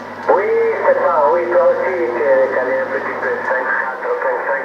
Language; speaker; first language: French; non-native, fluent; Italian